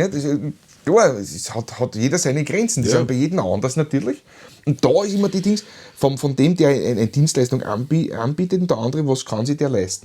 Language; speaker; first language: German; native; German